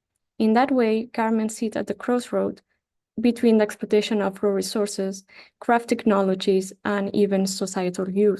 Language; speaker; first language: English; non-native, fluent; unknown